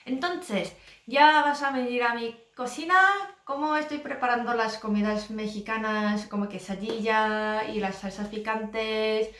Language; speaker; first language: Spanish; non-native, learner; Korean